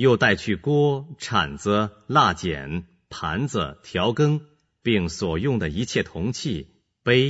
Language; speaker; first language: Chinese; native; Chinese